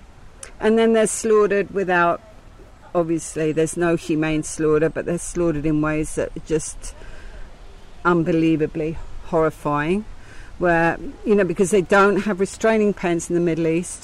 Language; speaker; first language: English; native; English